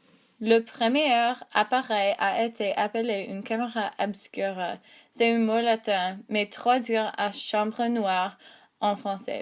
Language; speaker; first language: French; non-native, learner; English